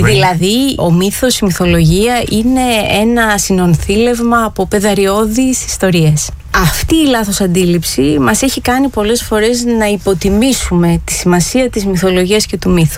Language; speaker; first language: Greek; native; Greek